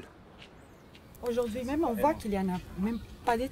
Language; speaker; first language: French; native; French